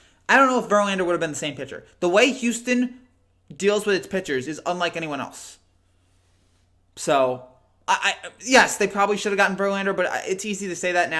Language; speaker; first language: English; native; English